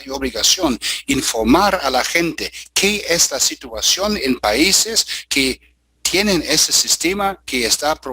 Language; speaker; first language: Spanish; non-native, fluent; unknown